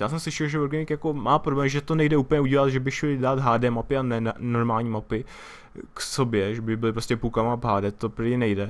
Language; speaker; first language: Czech; native; Czech